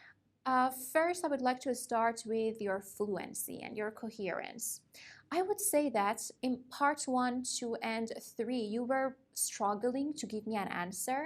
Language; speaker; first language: English; non-native, fluent; Persian